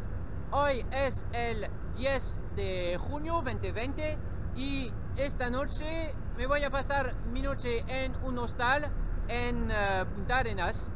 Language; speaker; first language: Spanish; non-native, learner; French